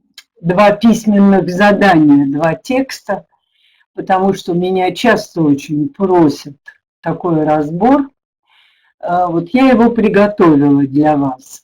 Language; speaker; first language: Russian; native; Russian